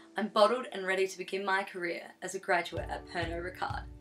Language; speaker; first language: English; native; English